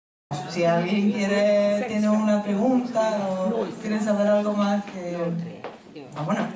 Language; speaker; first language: Spanish; non-native, fluent; Finnish